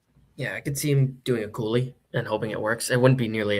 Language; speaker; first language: English; native; English